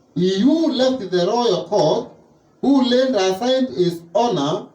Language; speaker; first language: English; non-native, local second language; Swahili